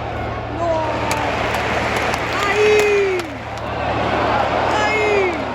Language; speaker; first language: Italian; native; Italian